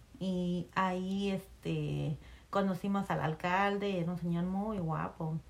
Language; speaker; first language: Spanish; native; Spanish